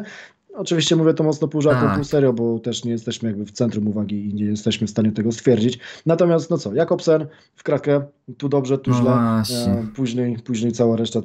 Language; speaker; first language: Polish; native; Polish